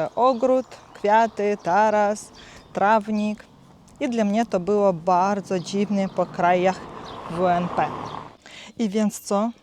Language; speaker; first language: Polish; non-native, learner; Russian